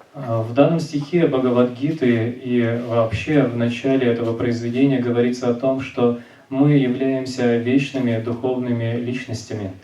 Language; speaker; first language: Russian; native; Russian